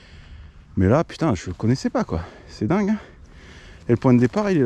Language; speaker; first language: French; native; French